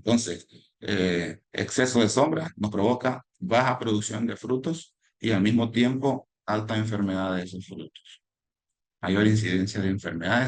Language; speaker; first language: Spanish; native; Spanish